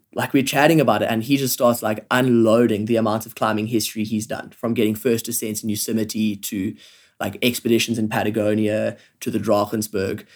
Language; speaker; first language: English; native; English